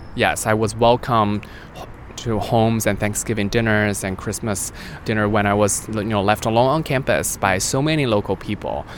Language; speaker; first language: English; non-native, fluent; Chinese